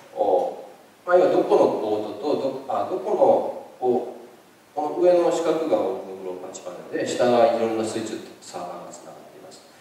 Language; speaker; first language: Japanese; native; Japanese